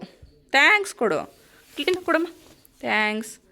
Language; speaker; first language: Kannada; native; Kannada